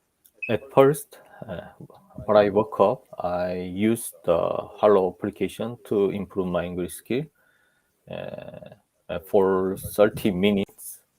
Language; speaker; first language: English; non-native, learner; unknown